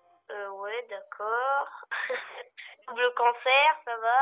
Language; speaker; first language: French; native; French